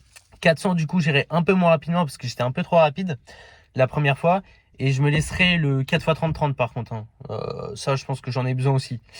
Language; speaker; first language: French; native; French